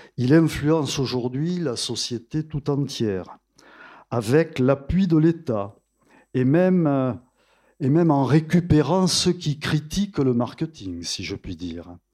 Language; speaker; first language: French; native; French